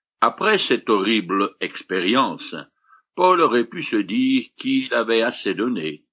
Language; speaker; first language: French; native; French